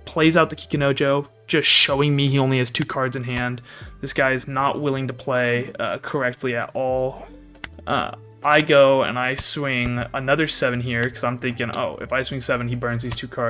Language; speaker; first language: English; native; English